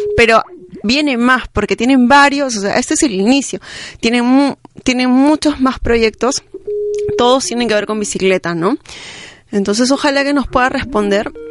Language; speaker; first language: Spanish; native; Spanish